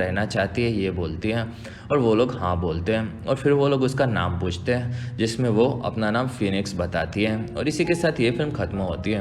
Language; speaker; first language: Hindi; native; Hindi